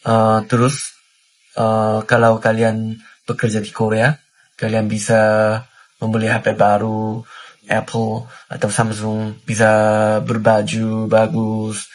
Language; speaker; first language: Indonesian; non-native, learner; Korean